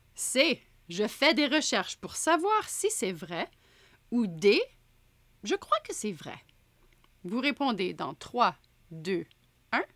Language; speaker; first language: French; native; French